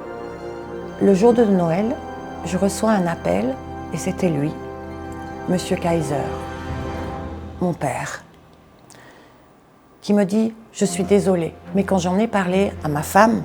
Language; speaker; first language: French; native; French